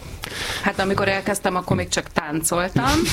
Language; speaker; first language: Hungarian; native; Hungarian